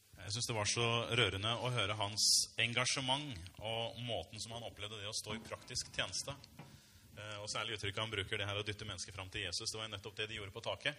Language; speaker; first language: Norwegian; native; Norwegian